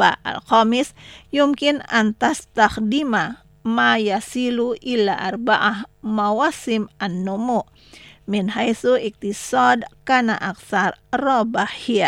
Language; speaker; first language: Arabic; non-native, learner; Indonesian